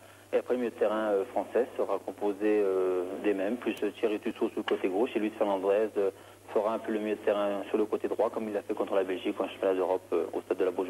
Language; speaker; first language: French; native; French